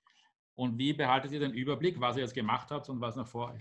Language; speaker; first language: German; native; German